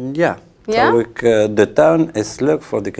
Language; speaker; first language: Dutch; non-native, learner; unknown